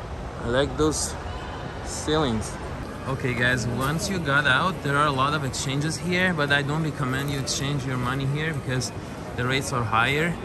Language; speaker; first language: English; non-native, fluent; Persian